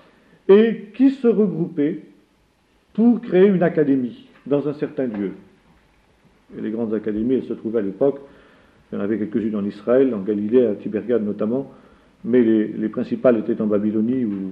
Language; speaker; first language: French; native; French